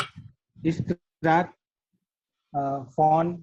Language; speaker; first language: German; non-native, learner; Gujarati